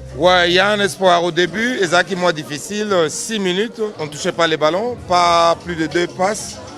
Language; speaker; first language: French; non-native, local second language; Lingala